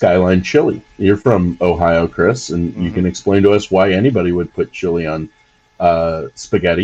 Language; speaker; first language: English; native; English